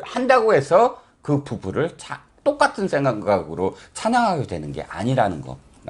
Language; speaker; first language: Korean; native; Korean